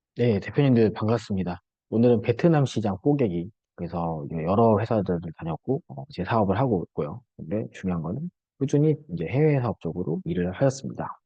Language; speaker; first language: Korean; native; Korean